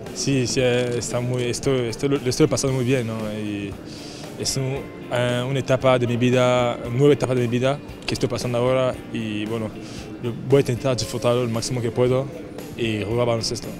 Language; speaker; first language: Spanish; non-native, fluent; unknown